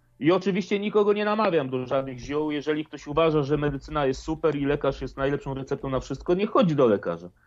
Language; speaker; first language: Polish; native; Polish